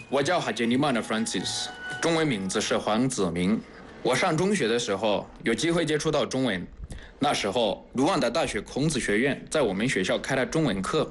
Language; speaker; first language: Chinese; non-native, fluent; Kinyarwanda